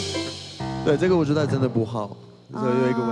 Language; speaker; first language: Chinese; non-native, fluent; French